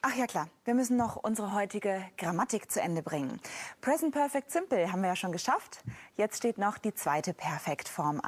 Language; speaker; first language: German; native; German